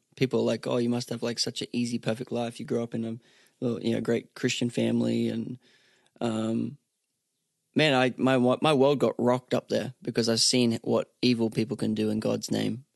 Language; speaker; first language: English; native; English